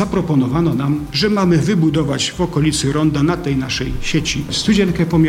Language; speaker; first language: Polish; native; Polish